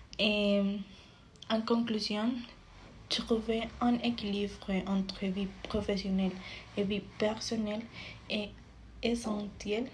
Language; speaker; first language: French; non-native, fluent; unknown